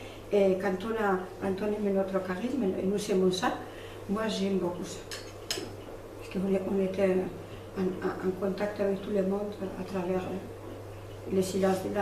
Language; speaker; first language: French; non-native, fluent; Spanish